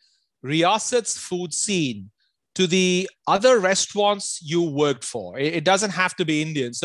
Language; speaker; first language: English; non-native, local second language; Punjabi